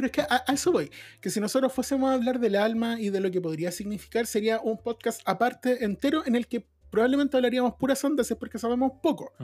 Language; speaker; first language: Spanish; native; Spanish